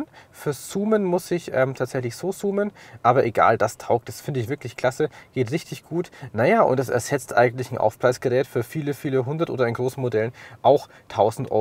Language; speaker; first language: German; native; German